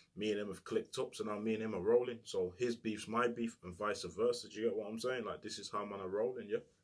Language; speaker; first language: English; native; English